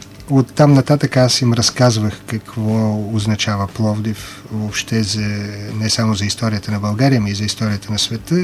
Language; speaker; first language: Bulgarian; native; Bulgarian